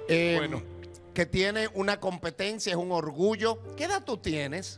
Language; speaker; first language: Spanish; native; Spanish